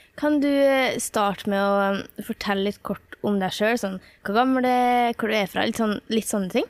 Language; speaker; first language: Norwegian; native; Norwegian